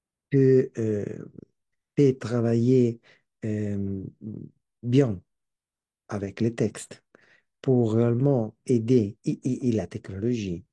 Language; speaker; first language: French; non-native, learner; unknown